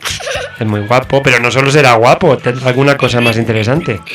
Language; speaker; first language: Spanish; native; Spanish